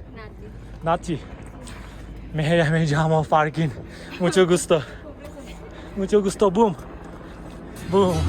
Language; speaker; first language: Spanish; non-native, learner; Turkish